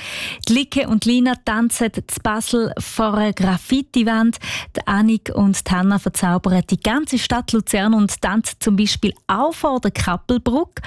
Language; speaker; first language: German; native; German